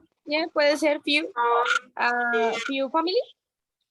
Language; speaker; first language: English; non-native, learner; Spanish